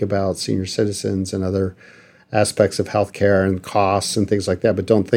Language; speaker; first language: English; native; English